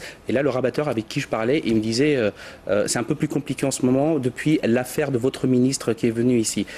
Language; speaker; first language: French; native; French